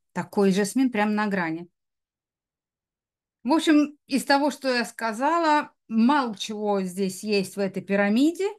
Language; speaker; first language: Russian; native; Russian